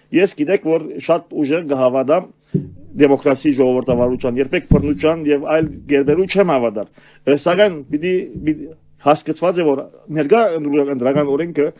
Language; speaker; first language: Armenian; early bilingual, heritage; Armenian